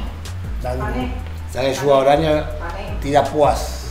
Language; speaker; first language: Indonesian; non-native, learner; Spanish